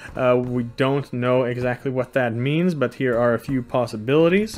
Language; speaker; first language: English; non-native, fluent; Swedish